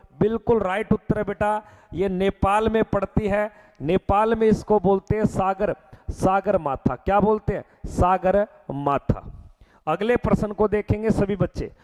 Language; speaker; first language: Hindi; native; Hindi